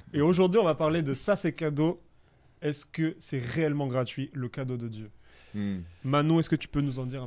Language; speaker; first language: French; native; French